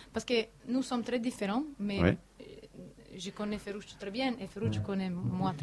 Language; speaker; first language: French; non-native, learner; Italian